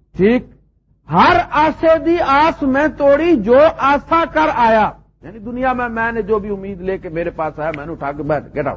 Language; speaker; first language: Urdu; non-native, local second language; Punjabi